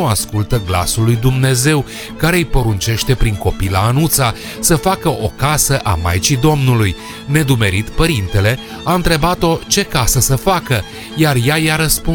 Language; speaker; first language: Romanian; native; Romanian